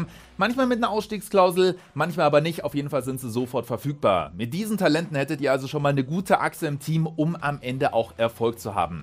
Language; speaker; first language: German; native; German